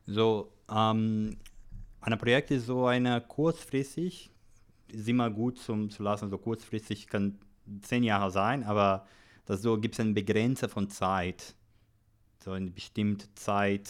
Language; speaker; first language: German; non-native, learner; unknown